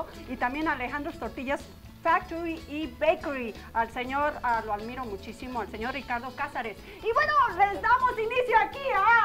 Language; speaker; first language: Spanish; native; Spanish